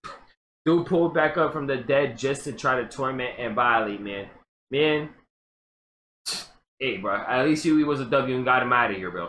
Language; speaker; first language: English; native; English